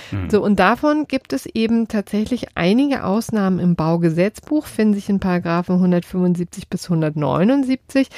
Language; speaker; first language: German; native; German